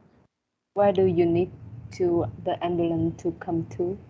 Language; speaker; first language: English; non-native, learner; Vietnamese